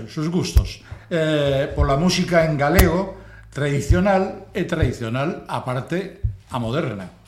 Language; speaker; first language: Galician; non-native, local second language; Spanish